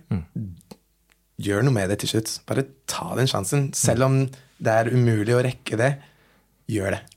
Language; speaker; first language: Norwegian; non-native, fluent; English